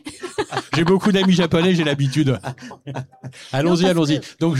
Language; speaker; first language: French; native; French